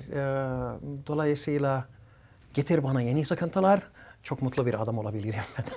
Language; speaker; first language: Turkish; early bilingual, other home language; Arabic